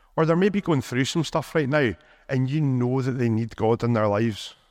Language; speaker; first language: English; native; English